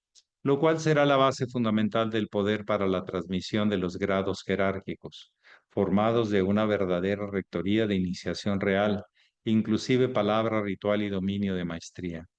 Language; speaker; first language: Spanish; native; Spanish